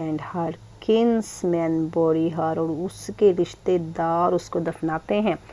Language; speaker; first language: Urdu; non-native, local second language; Punjabi